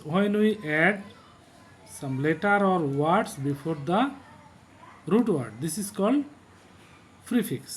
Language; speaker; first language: English; non-native, local second language; Bangla